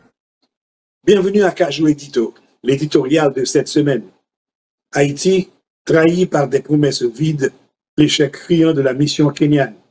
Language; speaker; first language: French; non-native, local second language; Haitian Creole